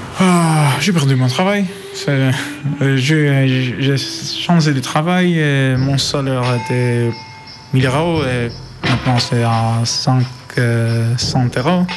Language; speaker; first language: French; non-native, learner; Greek